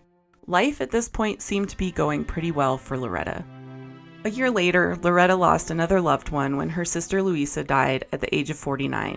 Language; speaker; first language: English; native; English